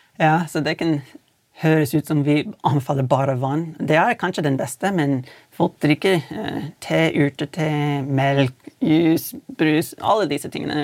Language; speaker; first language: Norwegian; non-native, fluent; English